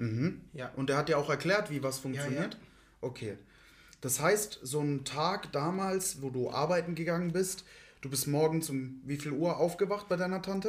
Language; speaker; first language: German; native; German